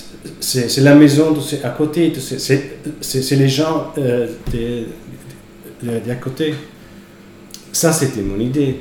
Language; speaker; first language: French; non-native, fluent; Italian